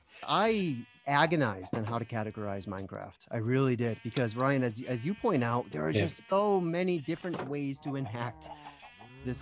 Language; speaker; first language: English; native; English